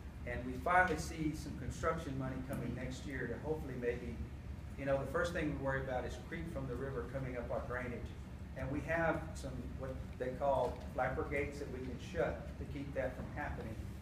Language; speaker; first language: English; early bilingual, other home language; Spanish